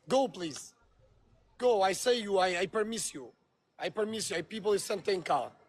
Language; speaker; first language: English; non-native, learner; Albanian